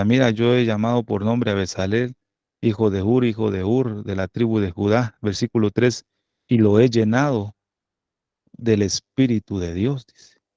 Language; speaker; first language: Spanish; native; Spanish